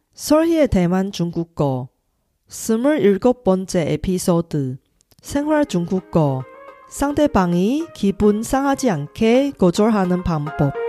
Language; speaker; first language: Korean; non-native, fluent; Chinese